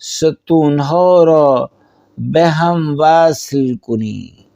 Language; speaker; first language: Persian; non-native, fluent; Urdu